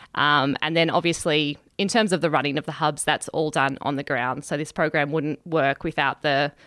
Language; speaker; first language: English; native; English